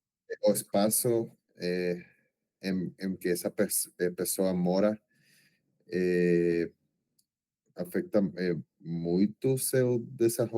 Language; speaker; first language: Portuguese; non-native, learner; Spanish